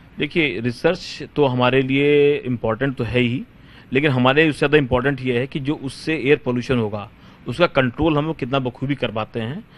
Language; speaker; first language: Hindi; native; Hindi